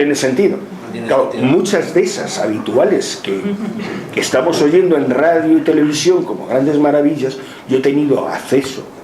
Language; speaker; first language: Spanish; native; Spanish